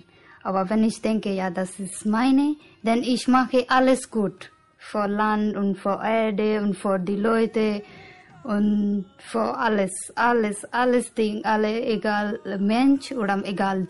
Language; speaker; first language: German; non-native, learner; Punjabi